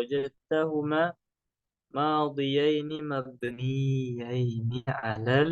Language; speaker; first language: Arabic; non-native, fluent; Indonesian